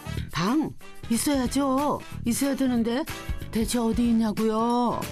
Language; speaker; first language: Korean; native; Korean